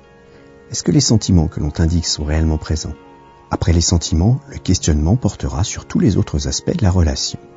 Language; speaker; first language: French; native; French